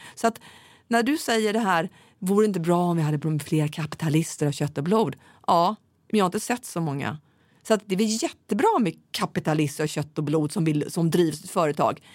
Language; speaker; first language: Swedish; native; Swedish